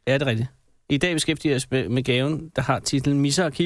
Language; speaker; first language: Danish; native; Danish